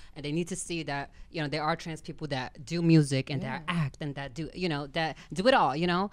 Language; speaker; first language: English; native; English